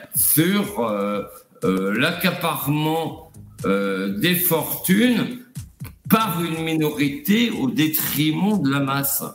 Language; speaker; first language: French; native; French